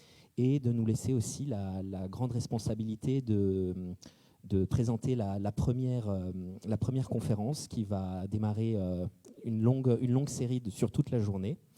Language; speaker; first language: French; native; French